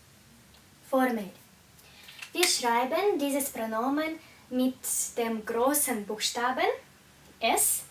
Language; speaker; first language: German; non-native, fluent; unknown